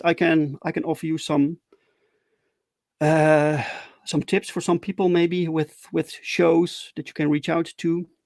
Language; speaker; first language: English; non-native, fluent; Dutch